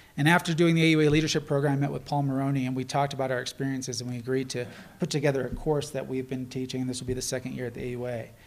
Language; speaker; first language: English; native; English